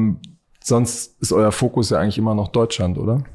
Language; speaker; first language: German; native; German